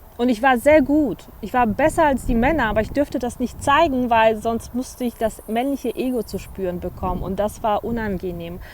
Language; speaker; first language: German; early bilingual, other home language; Polish